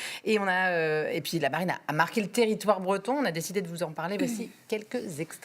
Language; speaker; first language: French; native; French